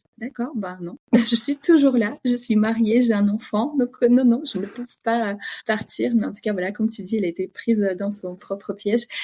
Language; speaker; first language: French; non-native, fluent; Russian